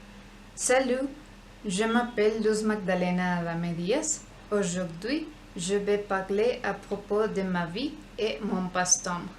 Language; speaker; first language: French; non-native, learner; Spanish